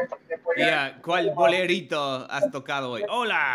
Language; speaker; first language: Spanish; non-native, learner; English